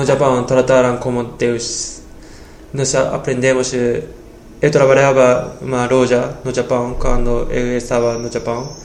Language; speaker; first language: Portuguese; non-native, learner; Japanese